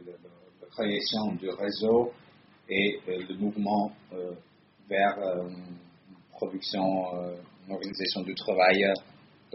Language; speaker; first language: French; non-native, fluent; Italian